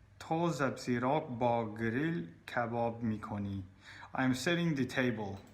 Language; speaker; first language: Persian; non-native, learner; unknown